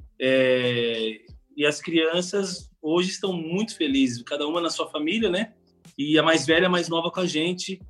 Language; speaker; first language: Portuguese; native; Portuguese